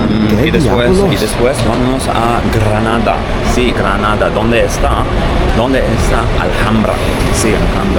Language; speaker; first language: Spanish; non-native, learner; English